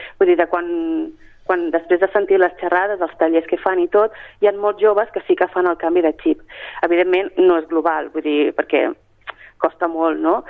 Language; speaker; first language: Catalan; native; Catalan